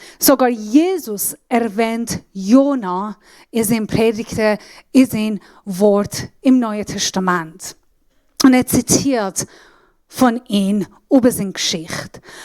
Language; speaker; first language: German; non-native, fluent; Assyrian Neo-Aramaic